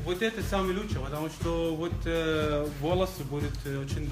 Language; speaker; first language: Russian; non-native, local second language; Georgian